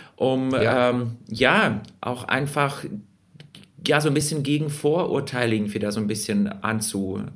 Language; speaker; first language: German; early bilingual, other home language; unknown